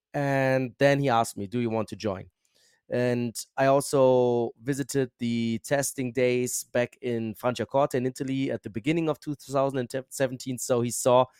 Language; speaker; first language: English; non-native, fluent; German